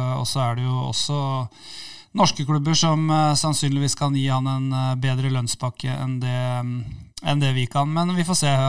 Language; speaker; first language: Norwegian; native; Norwegian